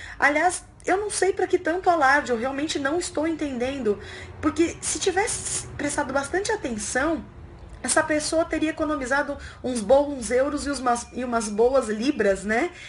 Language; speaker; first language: Portuguese; native; Portuguese